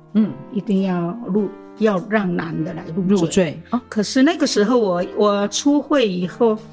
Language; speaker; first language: Chinese; non-native, local second language; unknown